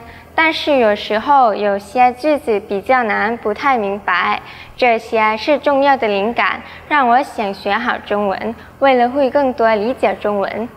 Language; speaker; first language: Chinese; non-native, learner; Thai